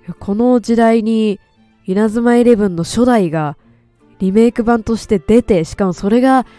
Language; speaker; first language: Japanese; native; Japanese